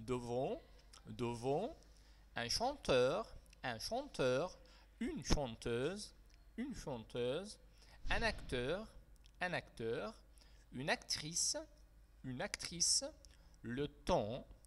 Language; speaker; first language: French; non-native, fluent; Arabic